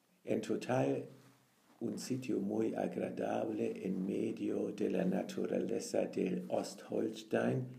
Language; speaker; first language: Spanish; non-native, fluent; German